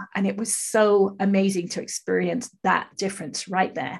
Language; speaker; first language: English; native; English